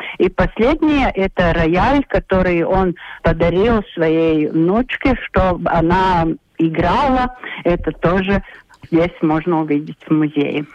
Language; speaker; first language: Russian; non-native, local second language; Latvian